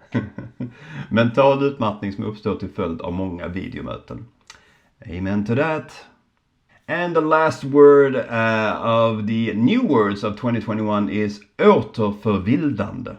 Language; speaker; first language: Swedish; native; Swedish